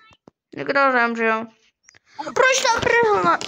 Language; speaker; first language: Czech; early bilingual, other home language; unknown